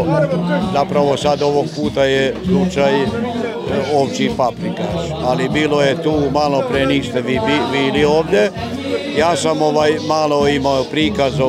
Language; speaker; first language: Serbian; non-native, local second language; Hungarian